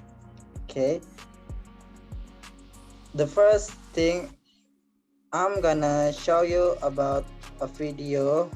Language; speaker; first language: English; non-native, learner; Indonesian